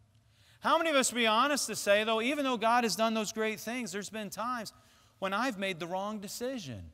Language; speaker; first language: English; native; English